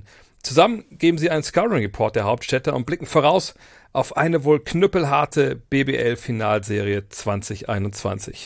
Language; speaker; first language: German; native; German